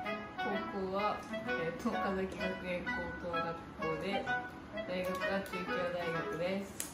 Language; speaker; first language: Japanese; native; Japanese